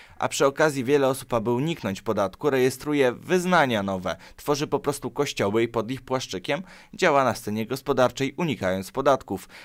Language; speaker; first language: Polish; early bilingual, other home language; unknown